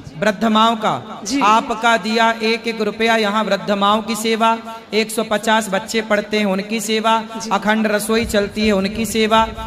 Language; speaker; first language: Hindi; native; Hindi